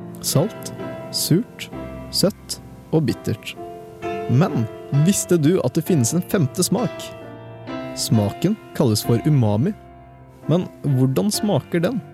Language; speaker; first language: Norwegian; native; Norwegian